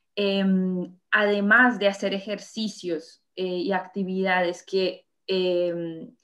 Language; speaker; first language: Spanish; native; Spanish